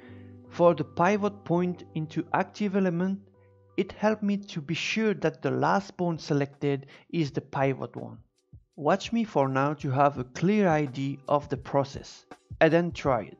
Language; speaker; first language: English; non-native, fluent; French